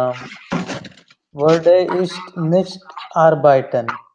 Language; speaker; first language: German; non-native, learner; Hindi